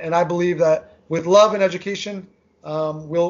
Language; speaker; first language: English; early bilingual, other home language; Armenian